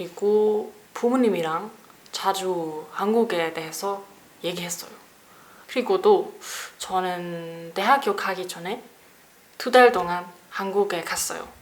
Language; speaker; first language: Korean; non-native, learner; German